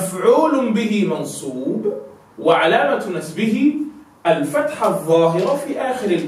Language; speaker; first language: Arabic; non-native, learner; French